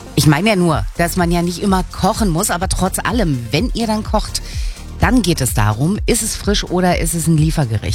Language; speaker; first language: German; native; German